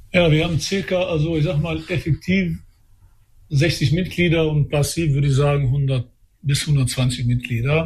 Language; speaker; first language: German; early bilingual, other home language; Albanian